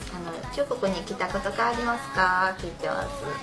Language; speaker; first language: Japanese; non-native, learner; Chinese